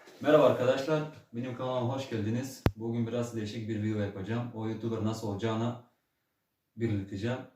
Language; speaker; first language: Turkish; early bilingual, heritage; Turkish